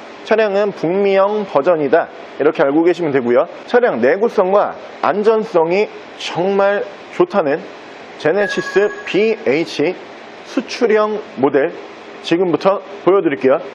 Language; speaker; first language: Korean; native; Korean